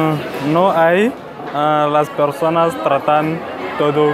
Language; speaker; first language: Spanish; non-native, learner; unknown